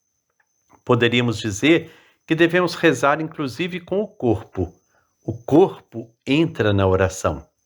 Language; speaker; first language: Portuguese; native; Portuguese